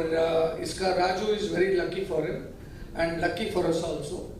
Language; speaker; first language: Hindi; non-native, local second language; Kannada